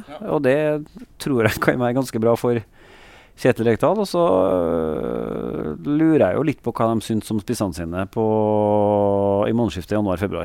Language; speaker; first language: Norwegian; native; Norwegian